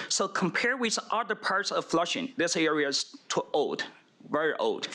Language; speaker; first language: English; non-native, fluent; Chinese